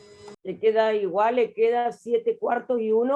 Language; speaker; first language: Spanish; native; Spanish